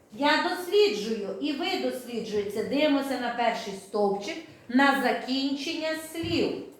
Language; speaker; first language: Ukrainian; native; Ukrainian